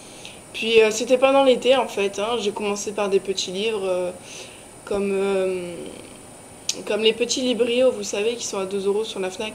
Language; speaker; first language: French; native; French